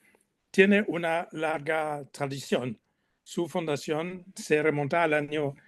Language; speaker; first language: Spanish; non-native, learner; French